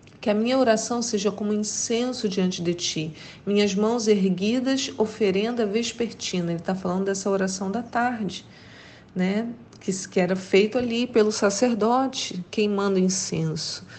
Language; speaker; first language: Portuguese; native; Portuguese